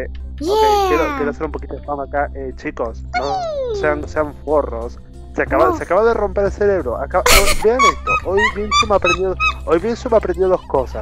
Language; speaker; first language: Spanish; native; Spanish